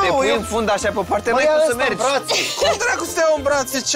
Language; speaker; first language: Romanian; native; Romanian